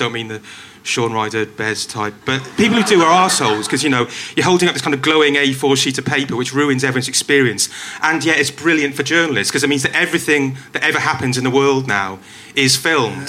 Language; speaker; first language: English; native; English